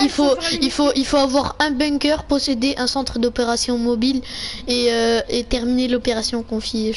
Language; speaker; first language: French; native; French